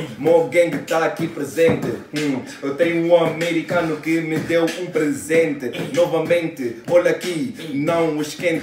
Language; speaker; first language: Portuguese; native; Portuguese